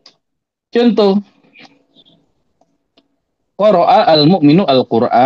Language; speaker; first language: Arabic; non-native, fluent; Indonesian